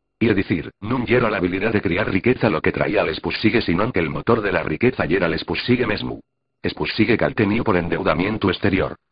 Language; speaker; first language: Asturian; non-native, local second language; Spanish